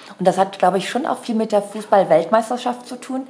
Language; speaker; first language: German; native; German